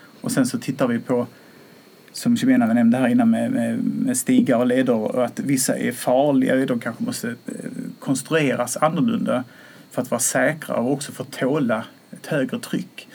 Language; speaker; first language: Swedish; native; Swedish